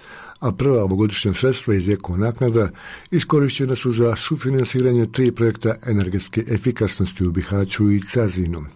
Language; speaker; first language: Croatian; native; Croatian